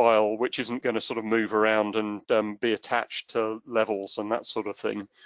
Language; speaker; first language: English; native; English